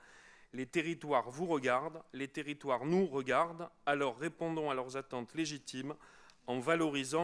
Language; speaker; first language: French; native; French